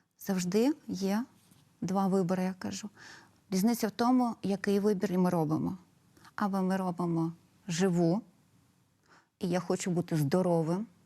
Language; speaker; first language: Ukrainian; native; Ukrainian